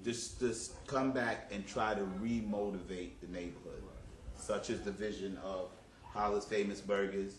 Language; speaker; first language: English; native; English